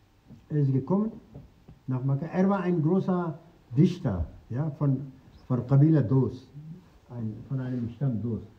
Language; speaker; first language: German; non-native, fluent; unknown